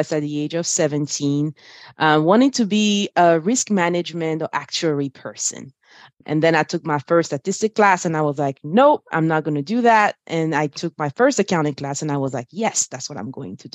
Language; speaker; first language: English; non-native, fluent; French